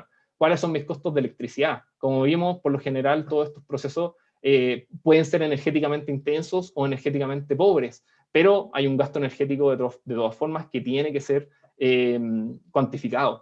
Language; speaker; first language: Spanish; native; Spanish